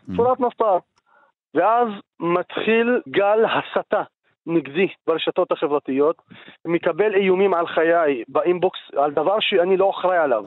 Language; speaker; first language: Hebrew; non-native, local second language; Arabic